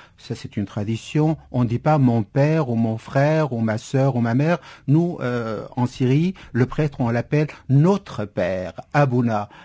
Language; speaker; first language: French; non-native, fluent; Kurdish